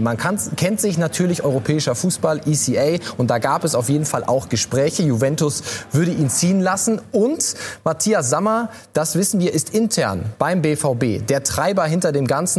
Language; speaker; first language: German; native; German